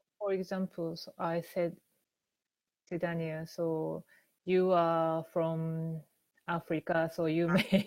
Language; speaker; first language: English; non-native, learner; Japanese